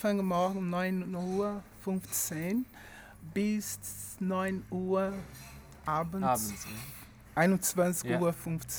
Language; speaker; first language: German; non-native, learner; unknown